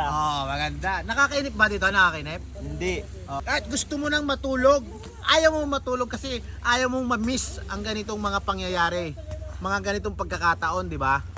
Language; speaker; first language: Filipino; native; Filipino